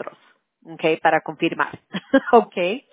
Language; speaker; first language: Spanish; early bilingual, heritage; English